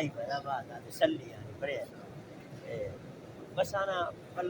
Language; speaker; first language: Arabic; non-native, learner; Urdu